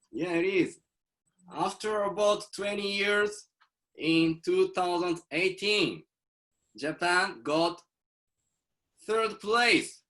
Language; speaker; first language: English; non-native, learner; Japanese